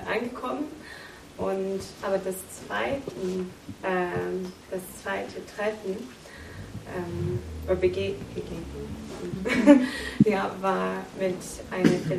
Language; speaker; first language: German; non-native, learner; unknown